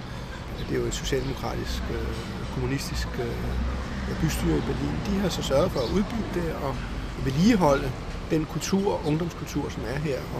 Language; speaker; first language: Danish; native; Danish